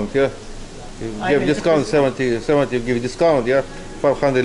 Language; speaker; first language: English; non-native, learner; Russian